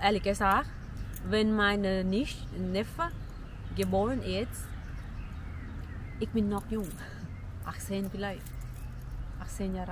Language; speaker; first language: German; non-native, learner; Thai